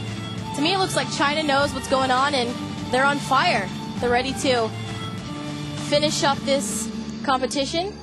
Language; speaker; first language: English; native; English